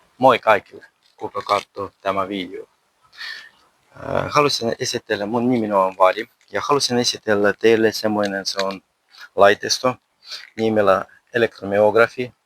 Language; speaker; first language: Finnish; non-native, learner; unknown